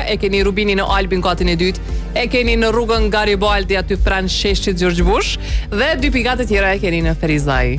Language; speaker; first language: Albanian; native; Albanian